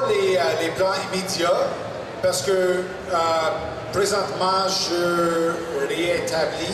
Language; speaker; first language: French; non-native, local second language; English